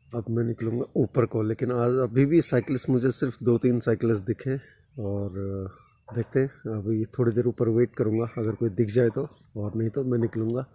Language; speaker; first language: Hindi; native; Hindi